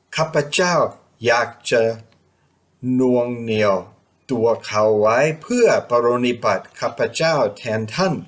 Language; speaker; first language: Thai; non-native, fluent; English